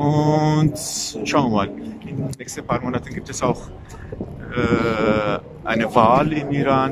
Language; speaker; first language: German; non-native, fluent; Persian